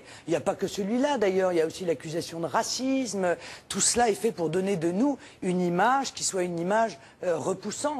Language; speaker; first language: French; native; French